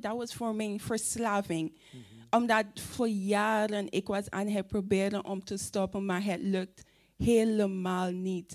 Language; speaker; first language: Dutch; non-native, fluent; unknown